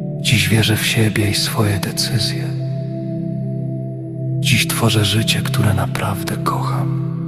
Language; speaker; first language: Polish; native; Polish